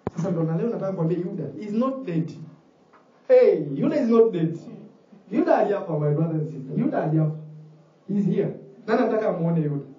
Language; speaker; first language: English; non-native, local second language; Swahili